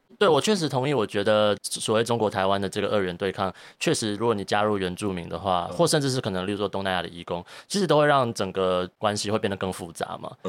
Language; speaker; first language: Chinese; native; Chinese